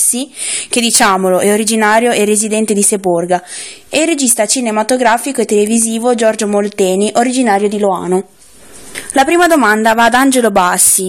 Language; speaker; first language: Italian; native; Italian